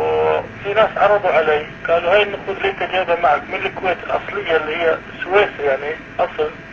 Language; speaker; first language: Arabic; native; Arabic